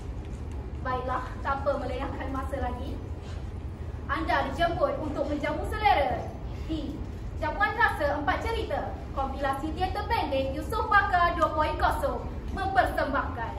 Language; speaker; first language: Malay; native; Malay